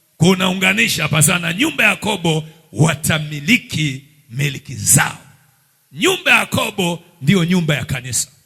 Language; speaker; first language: Swahili; native; Swahili